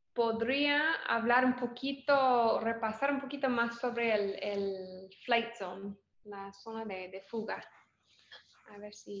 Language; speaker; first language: Spanish; non-native, fluent; English